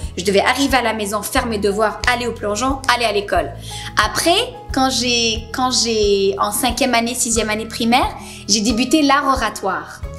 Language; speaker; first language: French; native; French